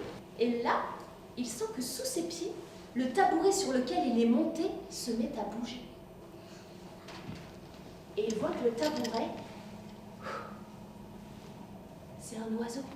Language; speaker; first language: French; native; French